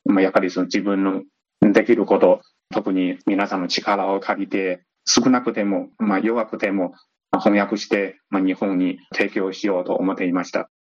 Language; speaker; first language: Japanese; non-native, fluent; Chinese